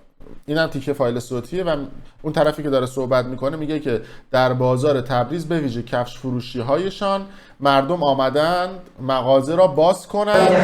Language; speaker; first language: Persian; native; Persian